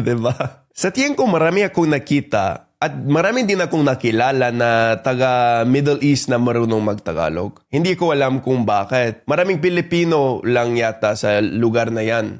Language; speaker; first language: Filipino; non-native, fluent; English